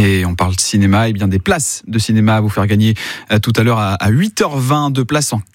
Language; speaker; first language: French; native; French